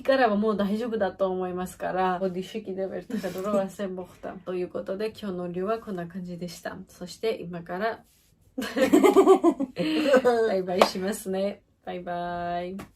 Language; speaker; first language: Japanese; non-native, learner; Georgian